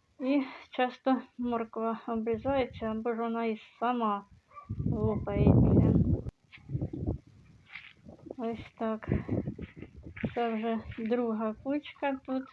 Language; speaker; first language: Ukrainian; native; Ukrainian